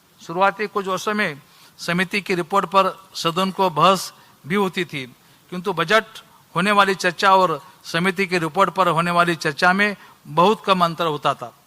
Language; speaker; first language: Hindi; non-native, local second language; Marathi